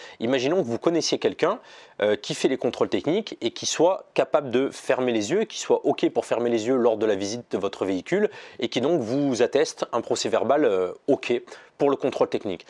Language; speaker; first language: French; native; French